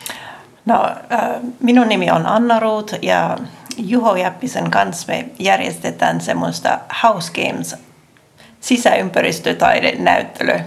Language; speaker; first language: Finnish; non-native, fluent; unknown